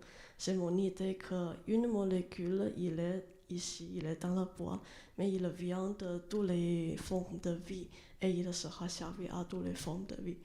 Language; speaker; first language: French; non-native, learner; Chinese